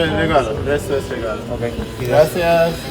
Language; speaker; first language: Spanish; non-native, learner; Persian